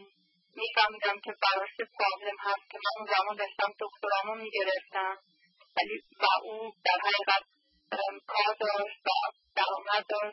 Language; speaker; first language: Persian; early bilingual, heritage; Persian